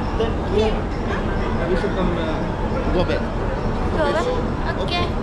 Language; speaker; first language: English; non-native, learner; Korean